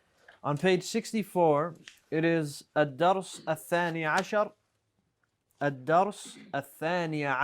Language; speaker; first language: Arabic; non-native, fluent; English